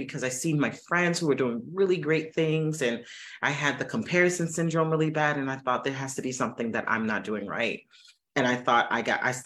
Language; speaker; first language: English; native; English